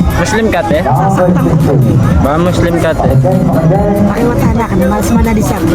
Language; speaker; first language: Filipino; non-native, local second language; Maranao